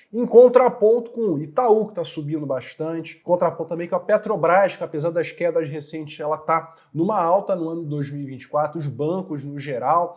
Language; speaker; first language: Portuguese; native; Portuguese